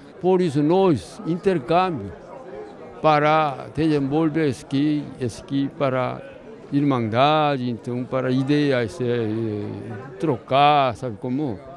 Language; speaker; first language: Portuguese; non-native, learner; Korean